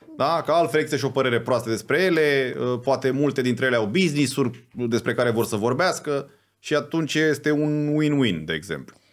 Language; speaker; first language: Romanian; native; Romanian